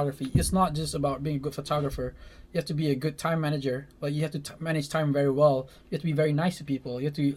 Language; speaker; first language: English; non-native, local second language; Malay